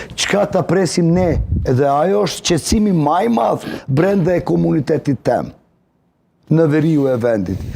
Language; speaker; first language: Albanian; non-native, local second language; Serbian